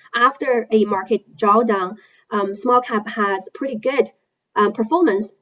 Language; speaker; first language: English; non-native, fluent; Chinese